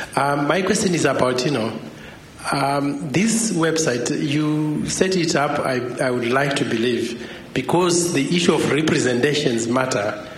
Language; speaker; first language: English; non-native, local second language; Shona